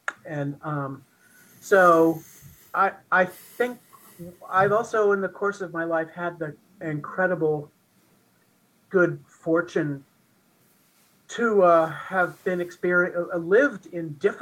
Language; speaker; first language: English; native; English